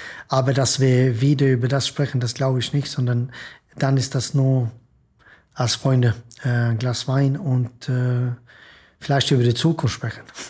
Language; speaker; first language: German; non-native, fluent; Swedish